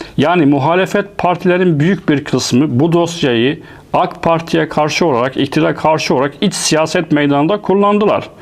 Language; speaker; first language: Turkish; non-native, fluent; Arabic